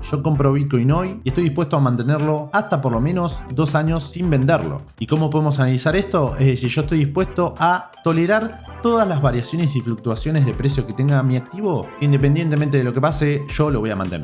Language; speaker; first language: Spanish; native; Spanish